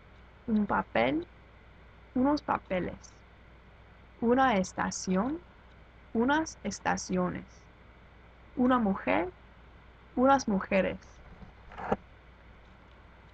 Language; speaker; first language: Spanish; non-native, fluent; English